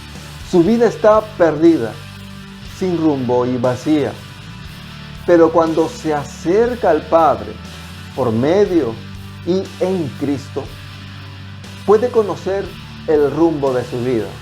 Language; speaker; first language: Spanish; native; Spanish